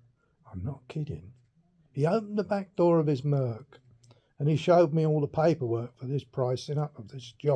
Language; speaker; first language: English; native; English